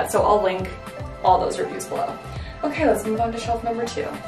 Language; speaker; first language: English; native; English